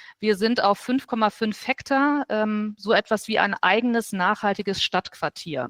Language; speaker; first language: German; native; German